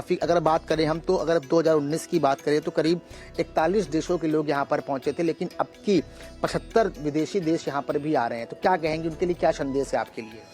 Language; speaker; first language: Hindi; native; Hindi